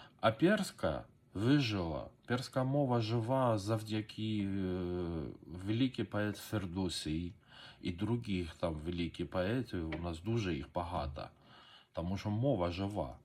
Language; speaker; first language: Ukrainian; non-native, learner; Persian